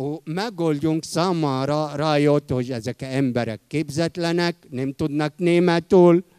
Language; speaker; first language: Hungarian; non-native, fluent; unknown